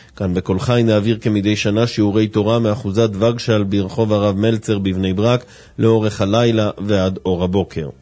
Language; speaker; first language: Hebrew; native; Hebrew